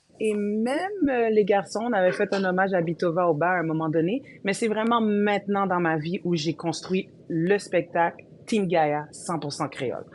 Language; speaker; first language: French; early bilingual, other home language; Haitian Creole